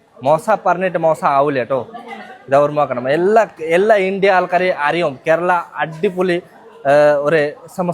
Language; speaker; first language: Malayalam; non-native, local second language; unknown